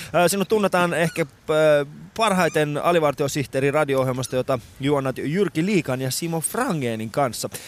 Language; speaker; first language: Finnish; non-native, fluent; Persian